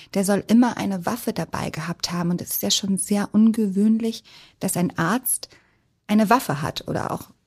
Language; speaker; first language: German; native; German